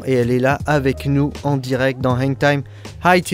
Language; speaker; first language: French; native; French